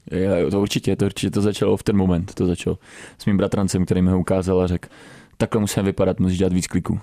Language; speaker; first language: Czech; early bilingual, other home language; Romanian